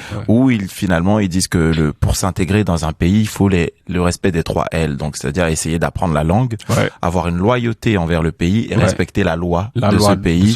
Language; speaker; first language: French; native; French